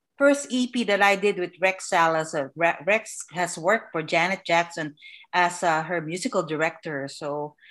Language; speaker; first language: English; non-native, local second language; Filipino